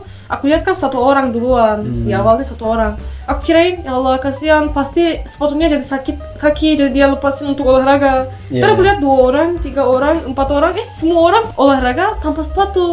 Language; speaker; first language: Indonesian; non-native, fluent; Turkish